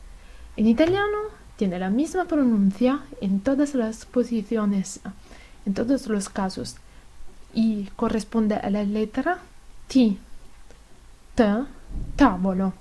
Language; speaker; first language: Spanish; non-native, fluent; Italian